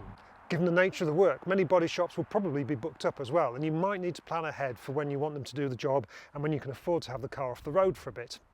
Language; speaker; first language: English; native; English